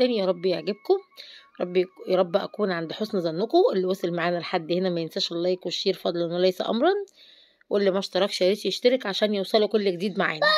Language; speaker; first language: Arabic; native; Arabic